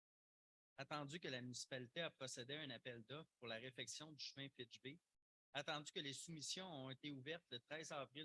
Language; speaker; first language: French; native; French